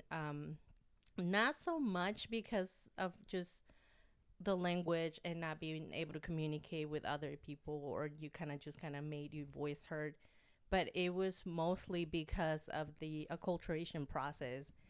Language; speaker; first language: English; non-native, fluent; Spanish